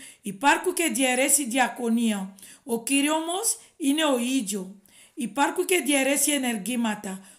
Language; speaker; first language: Greek; non-native, fluent; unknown